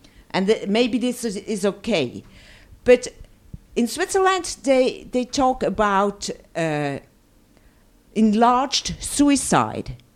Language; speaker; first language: English; non-native, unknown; German